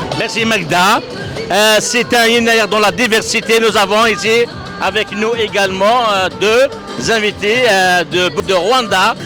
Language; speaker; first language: French; non-native, local second language; Kabyle